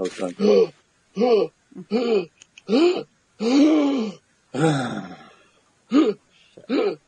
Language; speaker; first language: English; native; English